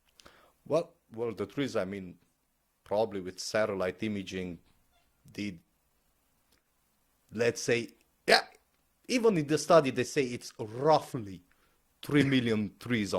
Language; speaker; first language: English; non-native, fluent; Romanian